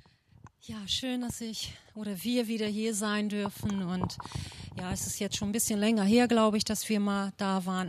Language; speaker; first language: German; early bilingual, other home language; Portuguese